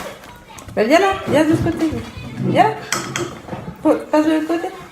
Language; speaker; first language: French; native; French